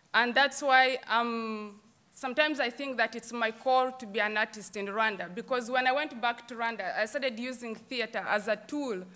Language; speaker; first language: English; non-native, local second language; Kinyarwanda